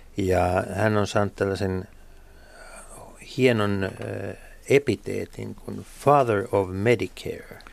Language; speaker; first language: Finnish; native; Finnish